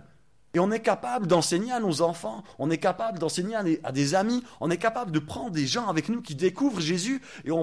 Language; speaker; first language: French; native; French